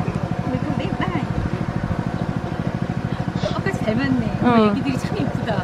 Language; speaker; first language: Korean; native; Korean